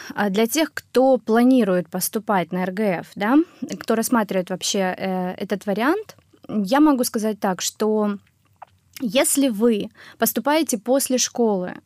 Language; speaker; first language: Russian; native; Russian